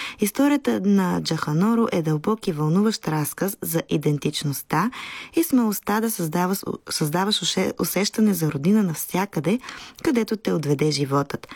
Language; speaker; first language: Bulgarian; native; Bulgarian